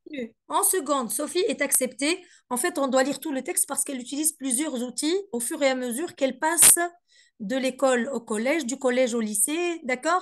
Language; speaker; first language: French; non-native, fluent; Arabic